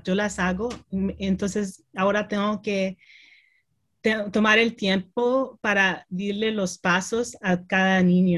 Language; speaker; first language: Spanish; early bilingual, heritage; Spanish